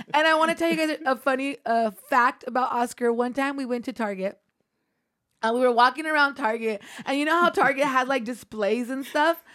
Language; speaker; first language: English; native; English